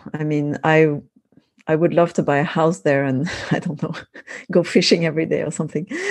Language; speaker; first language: English; non-native, fluent; French